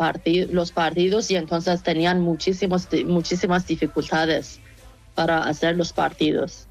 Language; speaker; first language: Spanish; non-native, fluent; Persian